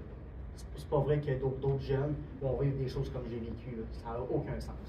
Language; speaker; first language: French; native; French